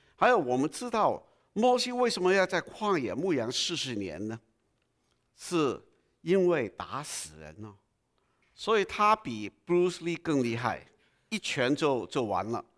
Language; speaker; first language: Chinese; non-native, local second language; Cantonese